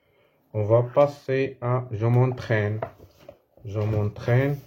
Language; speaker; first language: French; non-native, fluent; Arabic